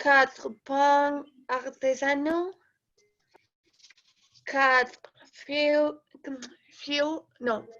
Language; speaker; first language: French; non-native, learner; Spanish